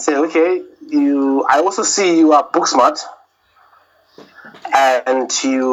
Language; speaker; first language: English; non-native, local second language; Zulu